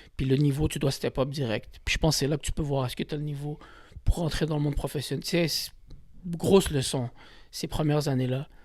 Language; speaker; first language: French; early bilingual, other home language; Kabyle